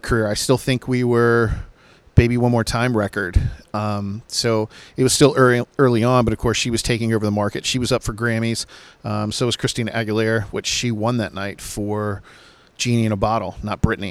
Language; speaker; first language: English; native; English